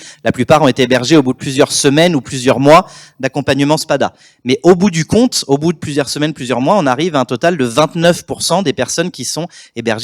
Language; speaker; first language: French; native; French